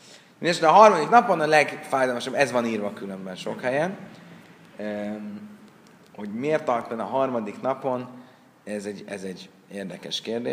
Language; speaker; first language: Hungarian; native; Hungarian